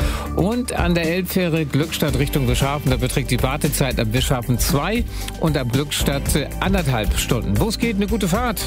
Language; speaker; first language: German; native; German